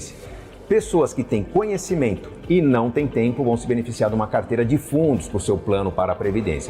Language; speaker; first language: Portuguese; native; Portuguese